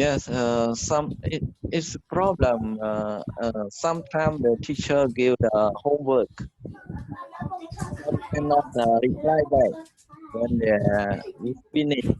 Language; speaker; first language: English; non-native, learner; Khmer